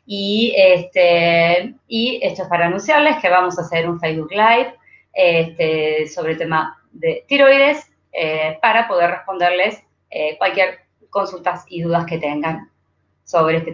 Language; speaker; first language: Spanish; native; Spanish